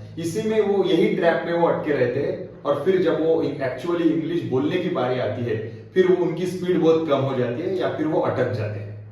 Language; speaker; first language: Hindi; non-native, local second language; Marathi